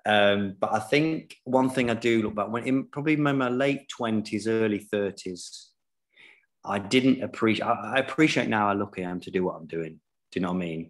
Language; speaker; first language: English; native; English